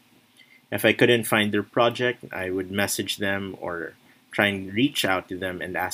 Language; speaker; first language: English; non-native, local second language; Filipino